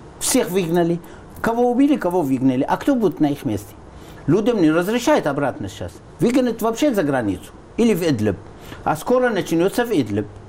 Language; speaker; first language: Russian; non-native, fluent; Arabic